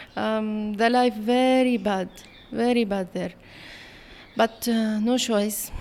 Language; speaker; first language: English; non-native, learner; Arabic